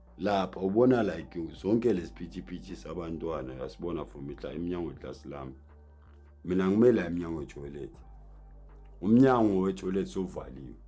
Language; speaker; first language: Zulu; native; Zulu